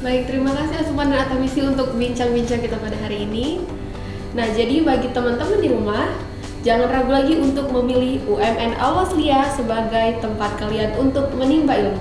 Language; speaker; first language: Indonesian; native; Indonesian